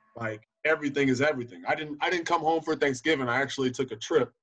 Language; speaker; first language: English; native; English